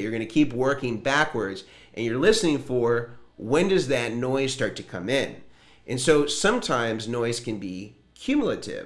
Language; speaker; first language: English; native; English